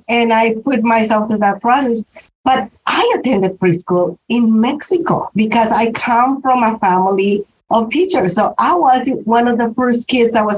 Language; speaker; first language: English; non-native, fluent; Spanish